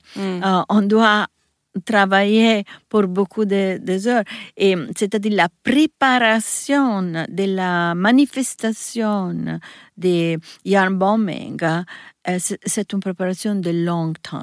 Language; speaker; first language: French; non-native, learner; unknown